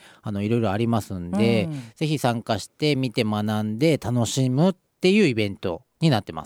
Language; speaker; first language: Japanese; native; Japanese